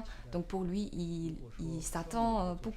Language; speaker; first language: French; non-native, learner; Chinese